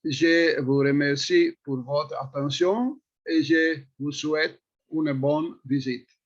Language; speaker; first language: French; non-native, fluent; Italian